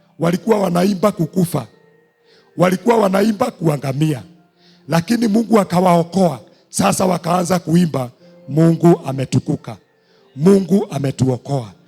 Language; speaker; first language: Swahili; non-native, local second language; Kikuyu